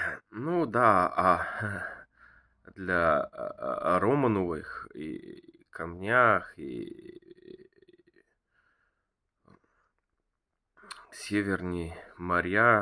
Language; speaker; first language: Russian; non-native, learner; Bulgarian